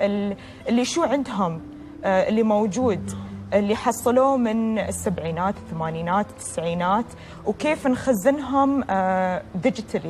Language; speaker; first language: Arabic; native; Arabic